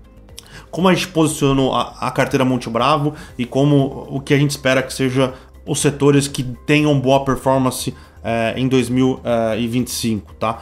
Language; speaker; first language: Portuguese; native; Portuguese